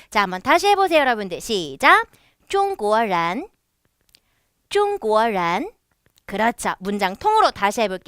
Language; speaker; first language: Korean; native; Korean